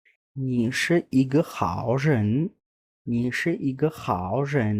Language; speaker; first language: Chinese; non-native, fluent; Uzbek